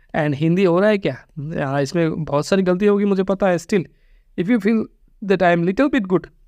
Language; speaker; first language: Hindi; non-native, local second language; Bangla